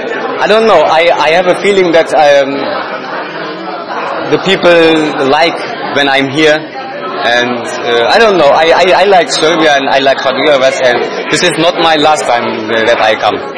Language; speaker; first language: English; non-native, learner; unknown